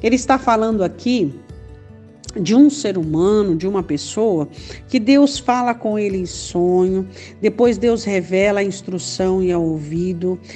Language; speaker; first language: Portuguese; native; Portuguese